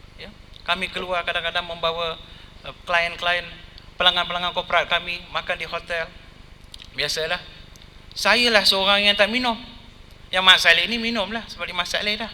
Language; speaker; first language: Malay; non-native, local second language; Tamil